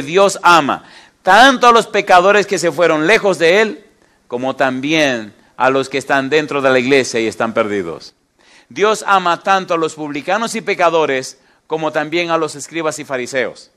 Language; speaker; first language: Spanish; native; Spanish